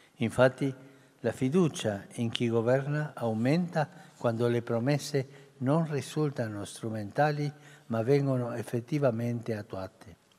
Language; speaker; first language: Italian; early bilingual, heritage; Spanish